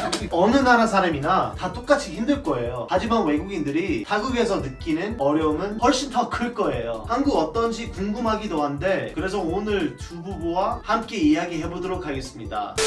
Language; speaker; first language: Korean; non-native, fluent; English